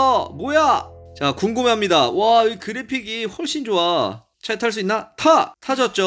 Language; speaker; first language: Korean; native; Korean